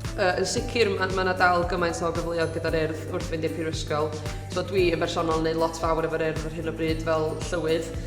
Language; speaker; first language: Welsh; native; Welsh